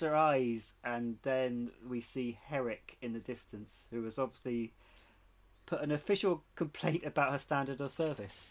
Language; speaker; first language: English; native; English